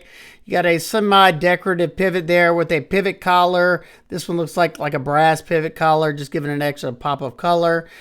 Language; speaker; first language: English; native; English